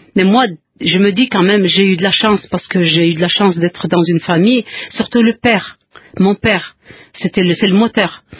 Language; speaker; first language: French; non-native, local second language; Kabyle